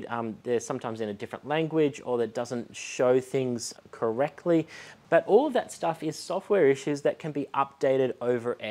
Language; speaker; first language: English; native; English